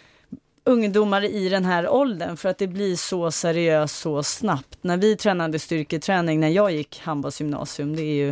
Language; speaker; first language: Swedish; native; Swedish